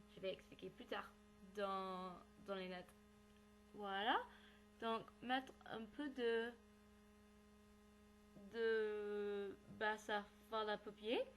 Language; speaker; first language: French; non-native, learner; English